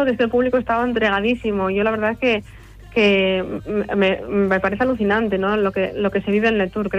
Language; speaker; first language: Spanish; native; Spanish